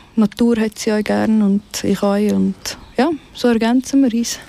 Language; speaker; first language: German; native; German